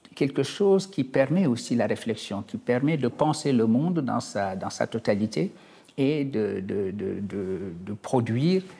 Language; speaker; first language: French; non-native, local second language; Wolof